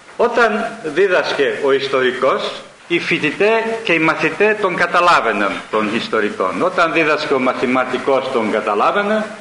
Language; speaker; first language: Greek; early bilingual, heritage; Greek